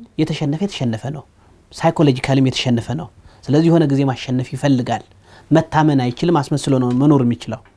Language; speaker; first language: Amharic; non-native, local second language; Tigrinya